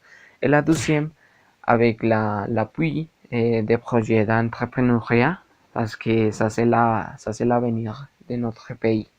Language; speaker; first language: French; non-native, learner; Spanish